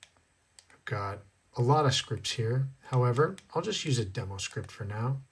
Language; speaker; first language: English; native; English